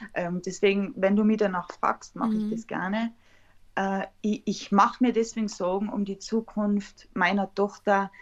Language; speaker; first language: German; native; German